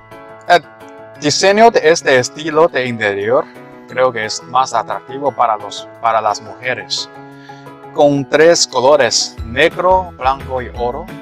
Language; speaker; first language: Spanish; non-native, learner; Chinese